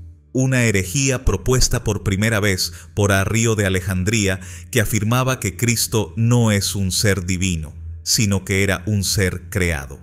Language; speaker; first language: Spanish; native; Spanish